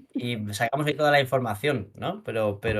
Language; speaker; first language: Spanish; native; Spanish